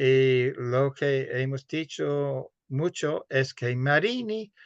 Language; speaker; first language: Spanish; non-native, fluent; English